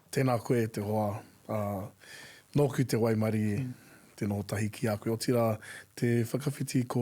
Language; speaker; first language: Māori; non-native, local second language; English